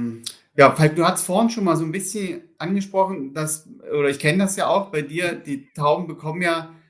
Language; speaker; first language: German; native; German